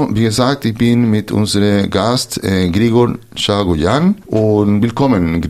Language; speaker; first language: German; non-native, fluent; Spanish